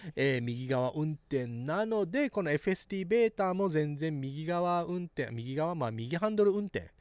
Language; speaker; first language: Japanese; early bilingual, heritage; Japanese